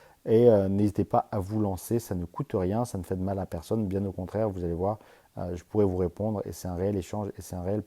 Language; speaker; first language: French; native; French